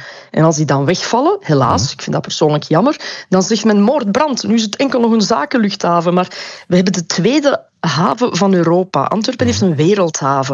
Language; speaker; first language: Dutch; native; Dutch